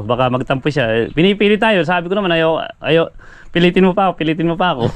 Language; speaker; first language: Filipino; native; Filipino